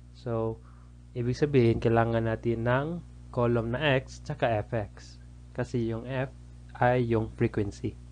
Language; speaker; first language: Filipino; native; Filipino